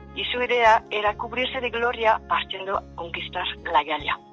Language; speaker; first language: Spanish; non-native, fluent; French